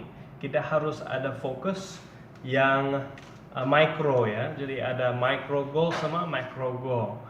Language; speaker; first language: Indonesian; non-native, fluent; English